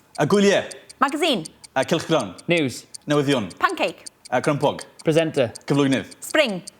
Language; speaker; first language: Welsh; native; Welsh